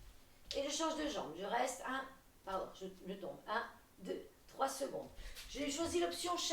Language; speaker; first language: French; native; French